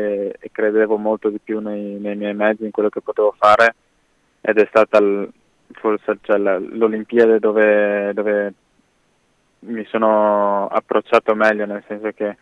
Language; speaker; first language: Italian; native; Italian